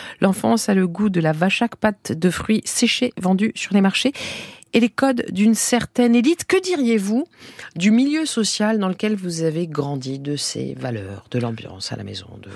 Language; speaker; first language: French; native; French